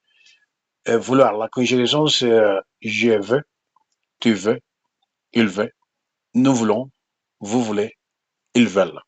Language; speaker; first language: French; non-native, fluent; Spanish